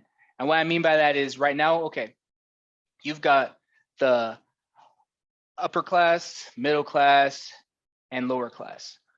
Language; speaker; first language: English; native; English